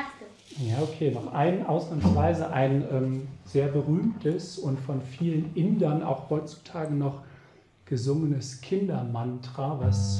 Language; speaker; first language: German; native; German